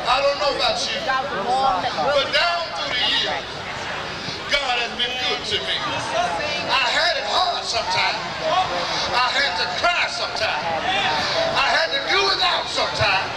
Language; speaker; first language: English; native; English